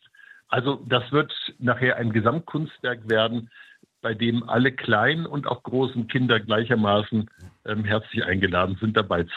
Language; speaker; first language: German; native; German